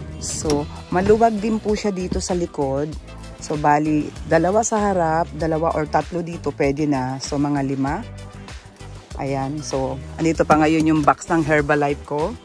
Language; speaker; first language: Filipino; native; Filipino